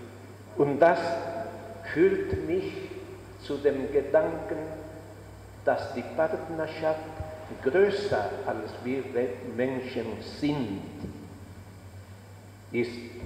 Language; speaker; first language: German; non-native, fluent; Spanish